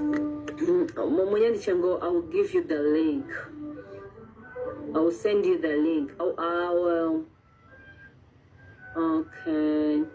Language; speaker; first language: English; non-native, local second language; Kinyarwanda